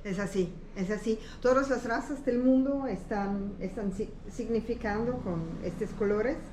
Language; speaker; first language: Spanish; non-native, learner; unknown